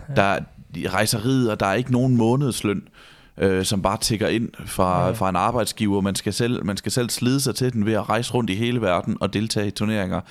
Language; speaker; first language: Danish; native; Danish